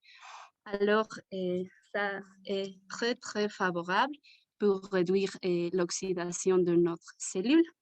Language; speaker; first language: French; non-native, learner; Spanish